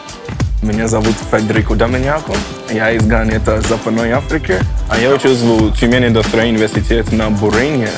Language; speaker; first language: Russian; non-native, learner; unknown